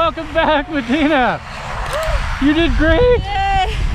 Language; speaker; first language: English; non-native, fluent; Kazakh